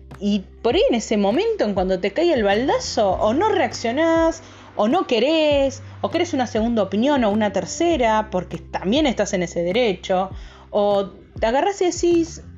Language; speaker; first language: Spanish; native; Spanish